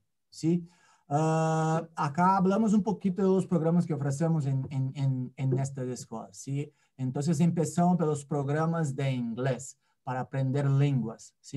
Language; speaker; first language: Spanish; non-native, fluent; Portuguese